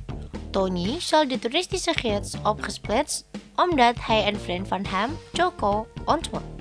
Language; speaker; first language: Dutch; non-native, learner; Indonesian